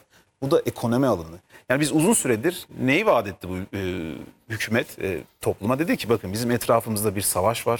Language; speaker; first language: Turkish; native; Turkish